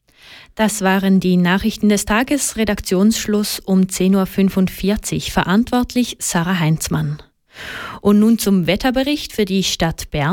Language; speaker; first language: German; native; German